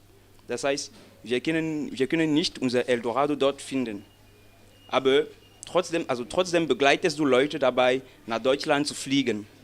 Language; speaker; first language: German; non-native, fluent; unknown